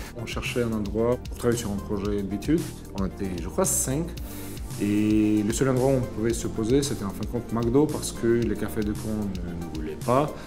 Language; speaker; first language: French; non-native, fluent; Ukrainian